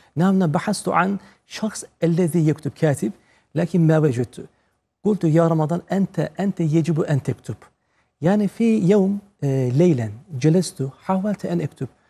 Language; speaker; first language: Arabic; non-native, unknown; Turkish